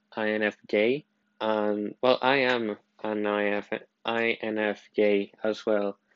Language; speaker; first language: English; non-native, fluent; Spanish